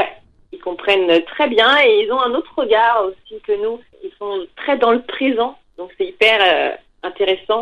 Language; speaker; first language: French; native; French